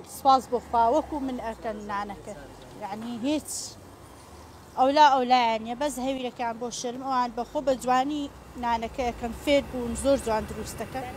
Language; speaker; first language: Central Kurdish; native; Central Kurdish